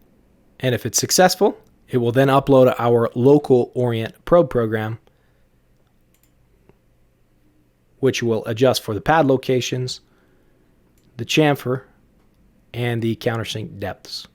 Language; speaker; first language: English; native; English